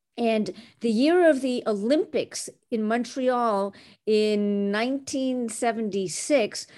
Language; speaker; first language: English; non-native, fluent; French